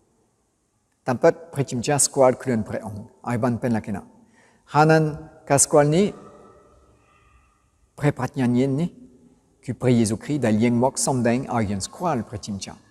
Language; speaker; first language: Khmer; non-native, fluent; French